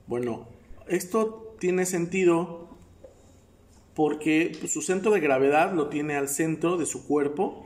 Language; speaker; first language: Spanish; native; Spanish